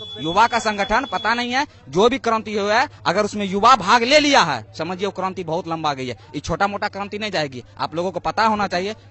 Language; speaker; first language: Hindi; native; Hindi